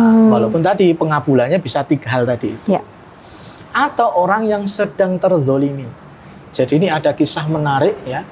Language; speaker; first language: Indonesian; native; Indonesian